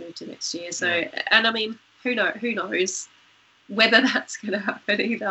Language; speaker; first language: English; native; English